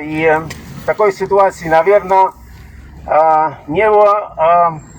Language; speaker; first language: Russian; native; Russian